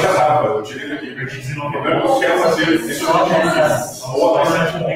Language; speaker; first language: Portuguese; native; Portuguese